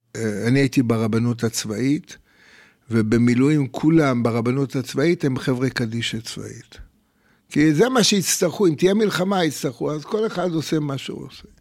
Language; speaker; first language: Hebrew; native; Hebrew